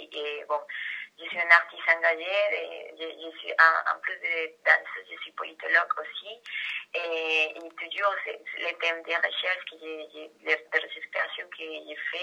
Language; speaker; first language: French; non-native, fluent; Spanish